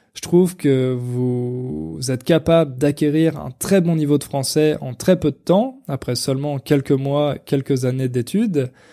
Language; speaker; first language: French; native; French